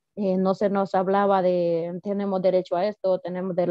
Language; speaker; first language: Spanish; native; Spanish